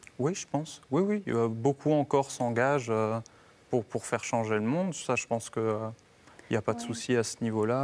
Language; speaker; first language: French; native; French